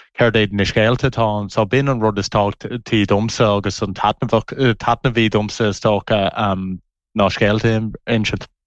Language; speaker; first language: Irish; non-native, local second language; English